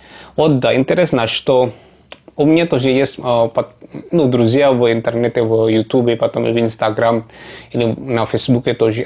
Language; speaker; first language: Russian; non-native, learner; Javanese